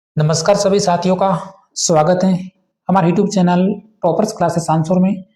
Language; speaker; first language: Hindi; native; Hindi